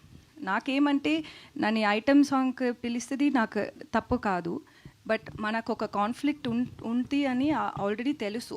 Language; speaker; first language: Telugu; non-native, local second language; Tamil